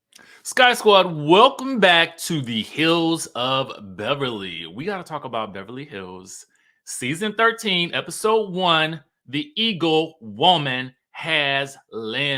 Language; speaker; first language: English; native; English